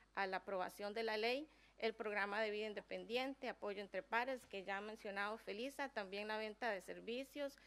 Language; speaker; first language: Spanish; native; Spanish